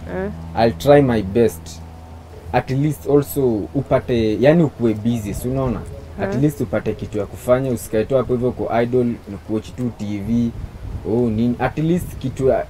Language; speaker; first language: Swahili; non-native, local second language; Luyia